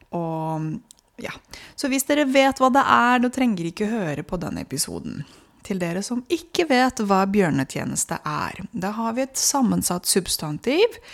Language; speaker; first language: Norwegian; non-native, fluent; Romanian